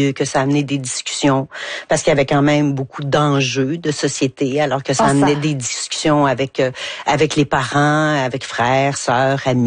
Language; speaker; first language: French; native; French